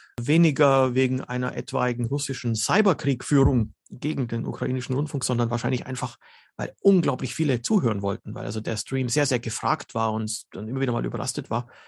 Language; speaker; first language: German; early bilingual, other home language; Slovenian